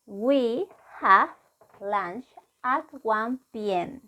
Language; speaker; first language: English; non-native, fluent; Spanish